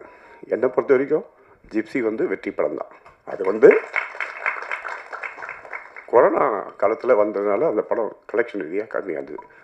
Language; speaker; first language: Tamil; native; Tamil